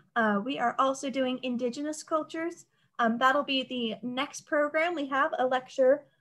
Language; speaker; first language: English; native; English